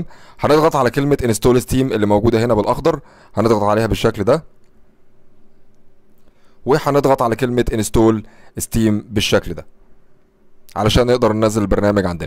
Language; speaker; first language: Arabic; native; Arabic